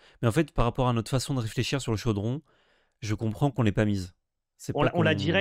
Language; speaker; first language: French; native; French